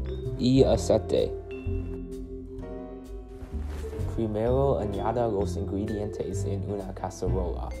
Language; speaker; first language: Spanish; non-native, learner; English